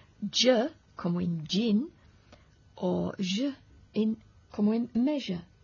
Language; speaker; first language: Spanish; native; Spanish